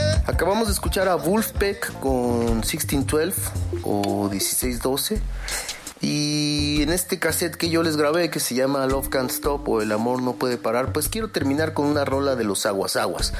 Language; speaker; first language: Spanish; native; Spanish